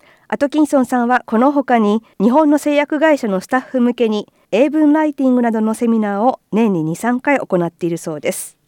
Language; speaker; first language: Japanese; native; Japanese